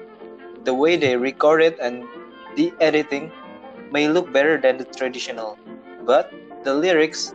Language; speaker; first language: English; non-native, fluent; Indonesian